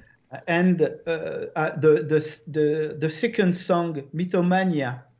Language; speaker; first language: English; non-native, learner; French